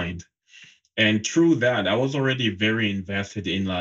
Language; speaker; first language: English; non-native, local second language; French